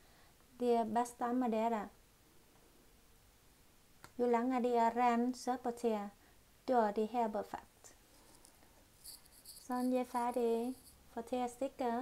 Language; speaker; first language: Norwegian; non-native, learner; Vietnamese